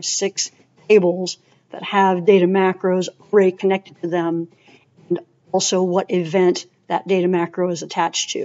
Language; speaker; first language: English; native; English